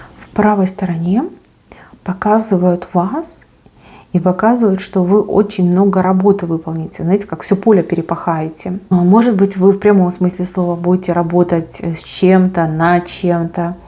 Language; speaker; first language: Russian; native; Russian